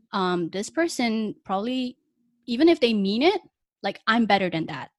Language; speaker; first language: English; non-native, local second language; Chinese